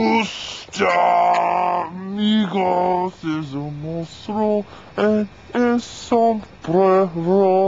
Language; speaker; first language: Spanish; non-native, learner; English